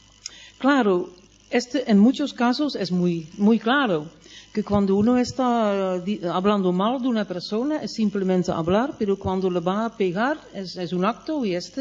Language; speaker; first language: Spanish; non-native, fluent; Dutch